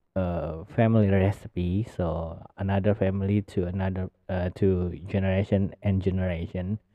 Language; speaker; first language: English; non-native, learner; Indonesian